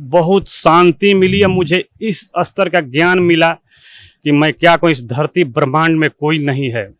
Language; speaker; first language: Hindi; native; Hindi